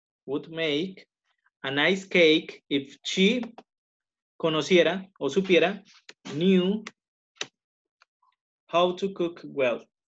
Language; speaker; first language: English; non-native, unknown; Spanish